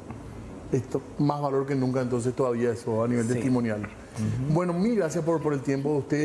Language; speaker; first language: Spanish; native; Spanish